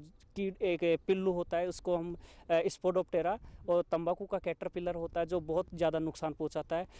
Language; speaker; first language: Hindi; native; Hindi